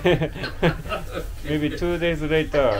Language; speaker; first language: English; non-native, fluent; Japanese